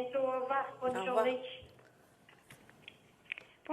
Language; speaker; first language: French; native; French